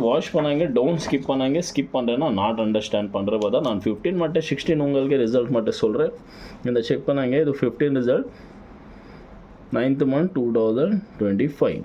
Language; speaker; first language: Tamil; non-native, learner; Kannada